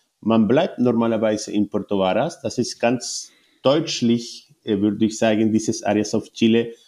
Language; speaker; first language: German; non-native, learner; Spanish